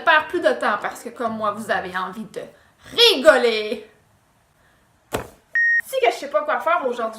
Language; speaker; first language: French; native; French